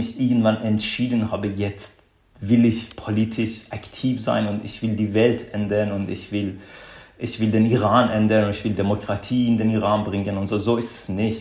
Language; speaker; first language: German; non-native, fluent; Persian